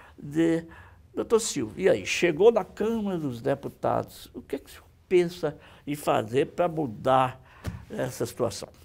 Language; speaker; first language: Portuguese; native; Portuguese